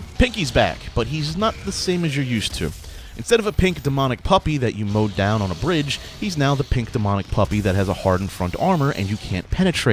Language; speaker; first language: English; native; English